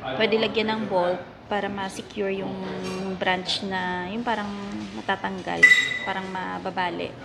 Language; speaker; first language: Filipino; native; Filipino